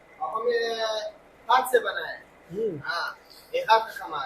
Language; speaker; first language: Hindi; non-native, learner; Pashto